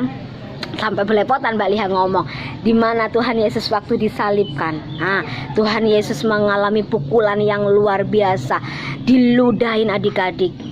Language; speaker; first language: Indonesian; non-native, local second language; Javanese